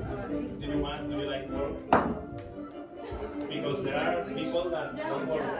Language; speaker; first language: English; non-native, learner; Spanish